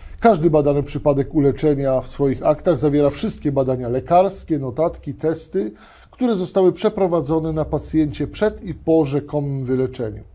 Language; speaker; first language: Polish; native; Polish